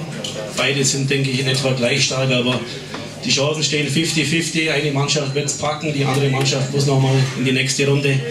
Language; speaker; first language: German; native; German